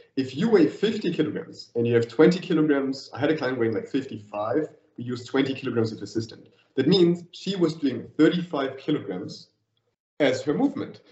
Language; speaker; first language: English; non-native, fluent; German